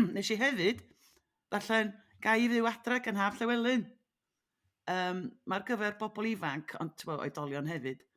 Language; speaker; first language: Welsh; native; Welsh